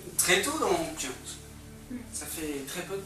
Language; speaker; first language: French; native; French